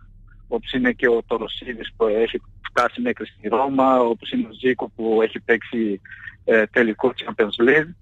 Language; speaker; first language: Greek; non-native, fluent; Portuguese